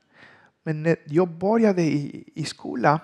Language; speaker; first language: Swedish; non-native, learner; Spanish